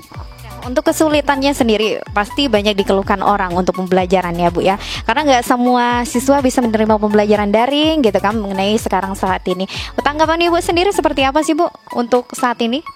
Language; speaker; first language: Indonesian; native; Indonesian